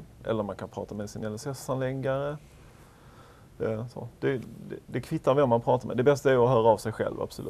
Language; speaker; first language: Swedish; native; Swedish